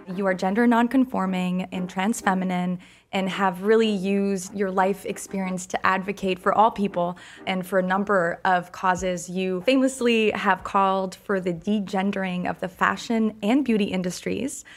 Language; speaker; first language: English; non-native, fluent; French